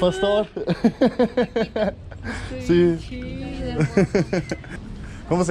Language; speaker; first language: Spanish; non-native, learner; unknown